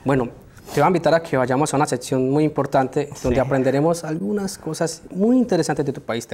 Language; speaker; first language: Spanish; native; Spanish